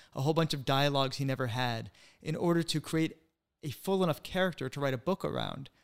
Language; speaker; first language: English; native; English